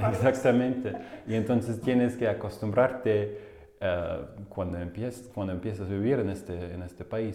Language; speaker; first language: Spanish; non-native, fluent; German